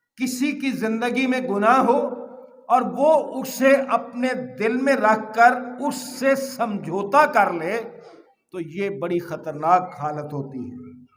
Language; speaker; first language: Urdu; non-native, local second language; Punjabi